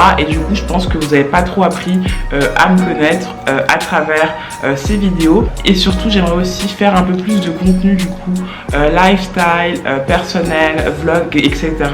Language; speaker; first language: French; native; French